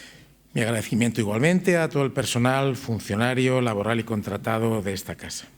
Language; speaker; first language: Spanish; native; Spanish